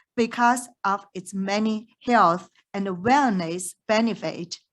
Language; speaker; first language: English; non-native, fluent; Chinese